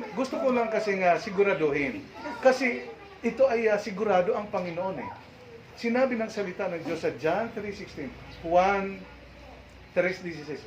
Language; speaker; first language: Filipino; non-native, local second language; Cebuano